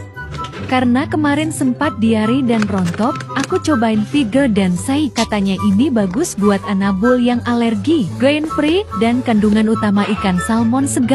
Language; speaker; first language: Indonesian; native; Indonesian